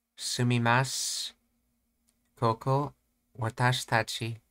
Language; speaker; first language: Japanese; non-native, learner; English